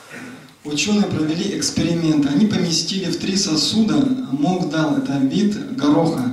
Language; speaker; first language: Russian; native; Russian